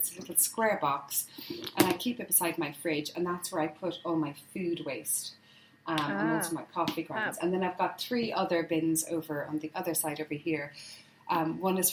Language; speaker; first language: English; native; English